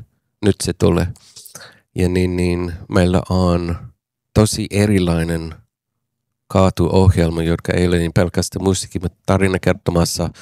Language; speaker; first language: Finnish; non-native, learner; English